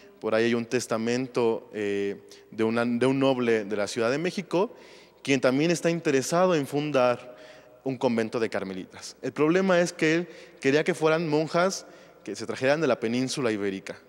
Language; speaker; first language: Spanish; native; Spanish